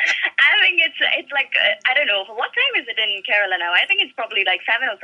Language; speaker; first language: English; non-native, local second language; Malayalam